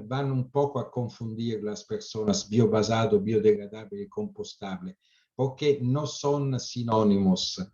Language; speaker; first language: Spanish; non-native, fluent; Italian